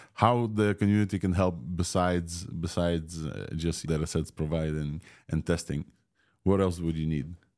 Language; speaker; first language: English; non-native, fluent; Russian